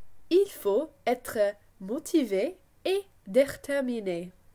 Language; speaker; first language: French; non-native, fluent; English